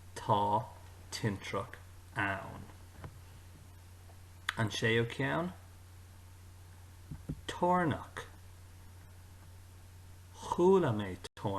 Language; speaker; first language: Irish; non-native, local second language; English